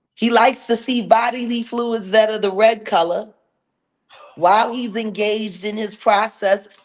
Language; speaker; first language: English; native; English